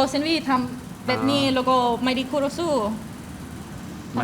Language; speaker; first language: Thai; non-native, learner; English